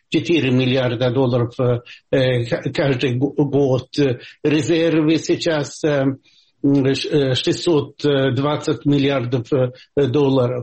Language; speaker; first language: Russian; non-native, fluent; Swedish